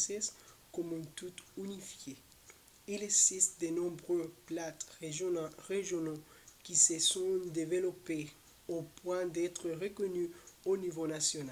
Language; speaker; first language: French; non-native, learner; Spanish